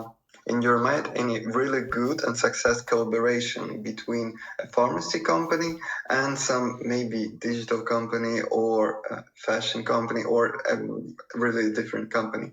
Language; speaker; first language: English; non-native, fluent; Russian